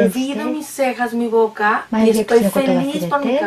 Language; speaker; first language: Japanese; non-native, learner; Spanish